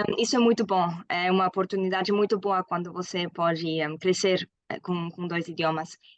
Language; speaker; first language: Portuguese; non-native, fluent; German